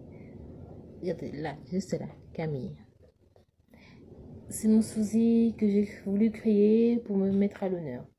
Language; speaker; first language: French; native; French